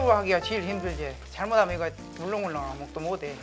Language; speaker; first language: Korean; native; Korean